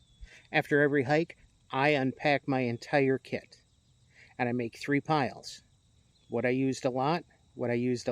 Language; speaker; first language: English; native; English